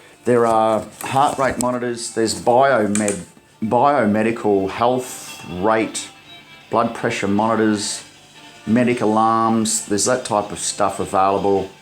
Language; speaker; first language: English; native; English